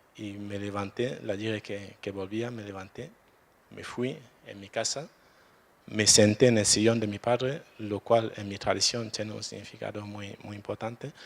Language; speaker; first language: Spanish; non-native, fluent; French